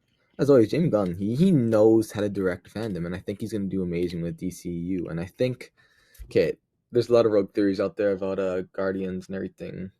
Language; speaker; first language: English; native; English